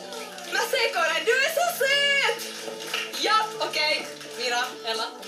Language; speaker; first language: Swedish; non-native, local second language; Finnish